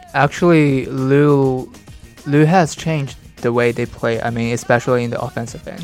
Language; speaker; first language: English; non-native, fluent; Chinese